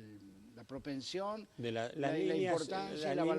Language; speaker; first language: Spanish; native; Spanish